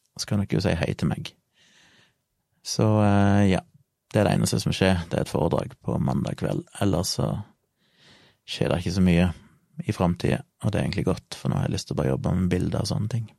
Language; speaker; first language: Norwegian; native; Norwegian